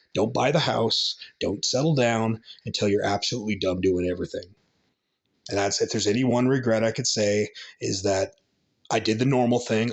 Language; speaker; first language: English; native; English